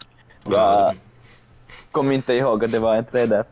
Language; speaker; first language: Swedish; non-native, local second language; Finnish